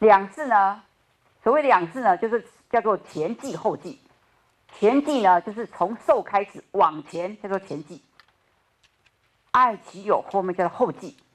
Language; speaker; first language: Chinese; native; Chinese